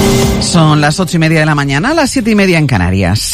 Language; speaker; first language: Spanish; native; Spanish